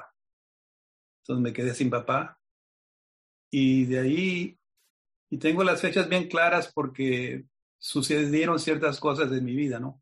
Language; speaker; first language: Spanish; native; Spanish